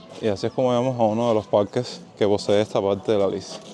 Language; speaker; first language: Spanish; native; Spanish